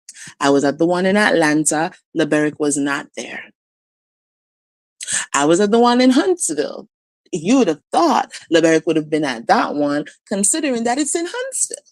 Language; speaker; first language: English; native; English